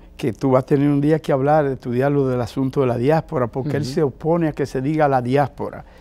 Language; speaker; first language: Spanish; native; Spanish